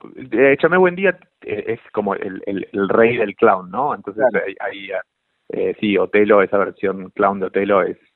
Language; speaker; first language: Spanish; native; Spanish